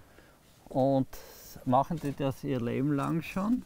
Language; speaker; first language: German; native; German